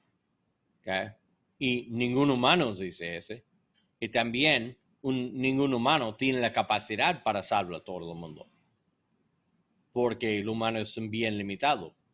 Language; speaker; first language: Spanish; non-native, learner; English